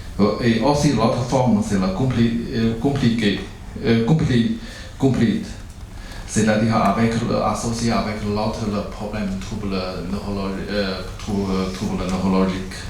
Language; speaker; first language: French; non-native, learner; Chinese